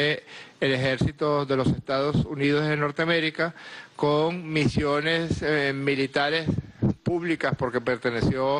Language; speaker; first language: Spanish; native; Spanish